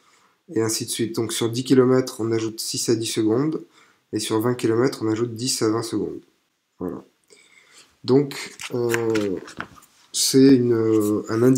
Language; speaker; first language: French; native; French